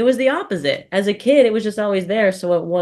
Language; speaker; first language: English; native; English